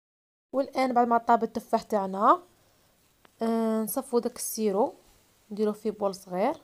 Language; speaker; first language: Arabic; native; Arabic